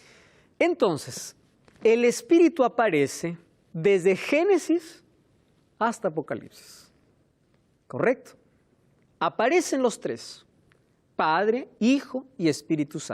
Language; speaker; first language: Spanish; native; Spanish